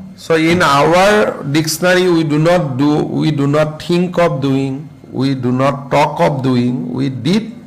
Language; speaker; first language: English; non-native, local second language; Assamese